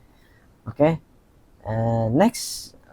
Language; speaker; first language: English; non-native, learner; Indonesian